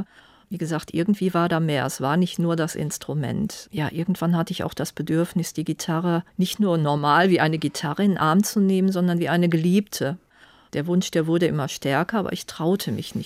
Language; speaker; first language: German; native; German